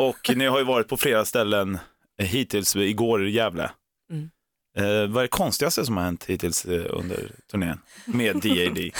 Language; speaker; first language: Swedish; native; Swedish